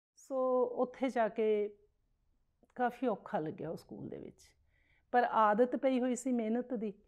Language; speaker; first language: Punjabi; native; Punjabi